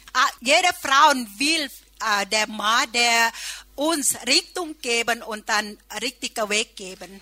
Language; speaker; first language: German; non-native, learner; Thai